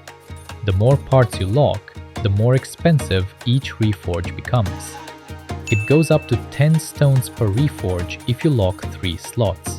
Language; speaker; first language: English; native; English